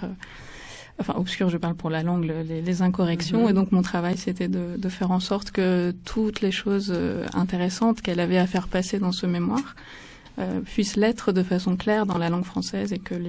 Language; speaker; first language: French; native; French